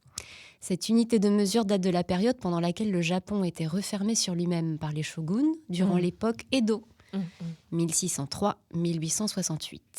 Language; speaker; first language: French; native; French